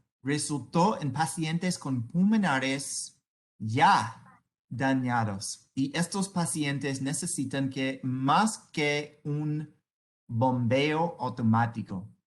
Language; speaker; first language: Spanish; non-native, learner; English